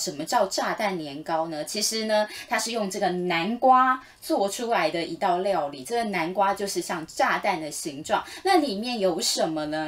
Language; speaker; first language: Chinese; native; Chinese